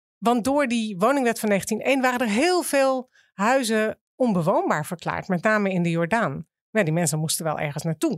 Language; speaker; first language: Dutch; native; Dutch